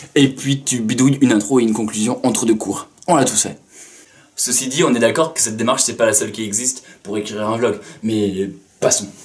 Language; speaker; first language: French; native; French